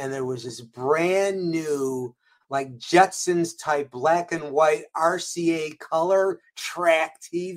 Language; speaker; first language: English; native; English